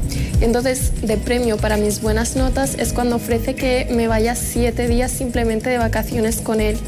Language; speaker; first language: Spanish; early bilingual, other home language; Arabic